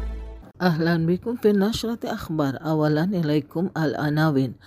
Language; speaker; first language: Arabic; non-native, fluent; Indonesian